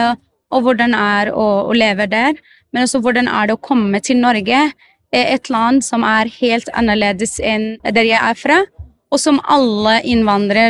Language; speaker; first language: Norwegian; non-native, fluent; Arabic